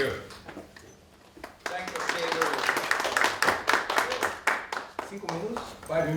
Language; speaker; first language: English; non-native, learner; Portuguese